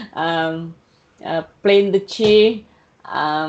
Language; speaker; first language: English; non-native, learner; Vietnamese